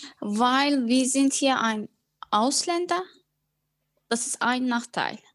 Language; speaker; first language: German; non-native, learner; Turkish